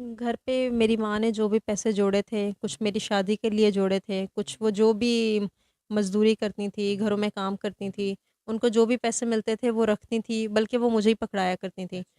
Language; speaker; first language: Urdu; non-native, local second language; Sindhi